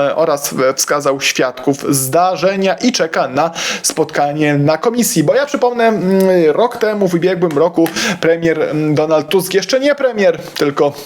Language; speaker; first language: Polish; native; Polish